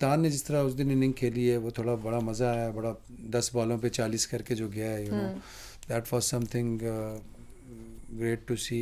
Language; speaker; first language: Urdu; native; Urdu